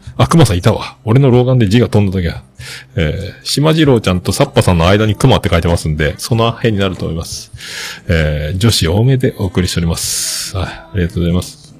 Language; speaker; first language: Japanese; native; Japanese